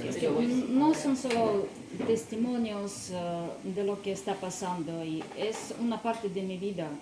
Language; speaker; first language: Spanish; non-native, learner; Russian